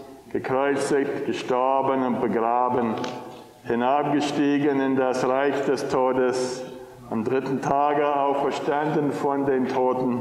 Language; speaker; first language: German; non-native, fluent; English